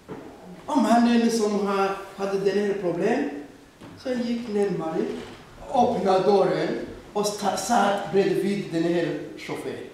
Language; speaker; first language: Swedish; non-native, fluent; Rundi